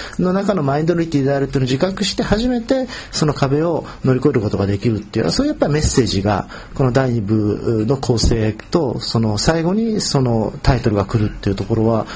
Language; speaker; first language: Japanese; native; Japanese